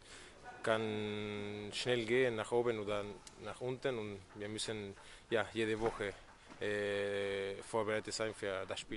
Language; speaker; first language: German; non-native, fluent; Spanish